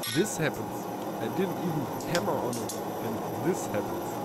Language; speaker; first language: English; non-native, fluent; German